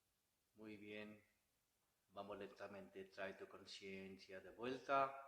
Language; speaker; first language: Spanish; non-native, learner; Bangla